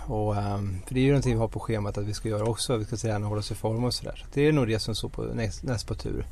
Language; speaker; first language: Swedish; native; Swedish